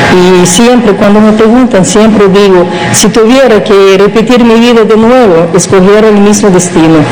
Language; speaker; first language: Spanish; non-native, fluent; Russian